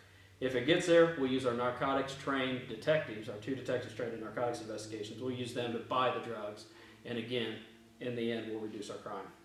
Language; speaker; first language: English; native; English